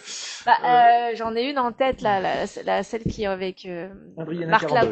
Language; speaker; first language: French; native; French